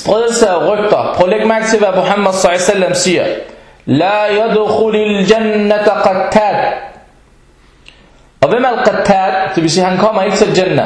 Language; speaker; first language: Danish; early bilingual, other home language; Arabic